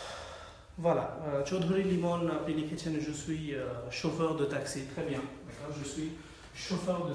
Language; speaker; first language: French; non-native, fluent; Bangla